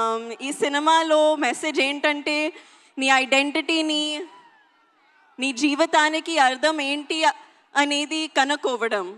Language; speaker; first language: Telugu; non-native, learner; Hindi